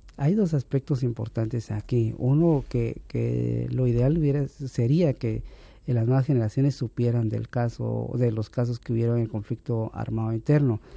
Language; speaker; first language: Spanish; native; Spanish